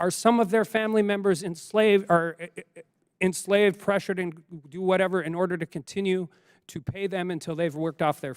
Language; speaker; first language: English; native; English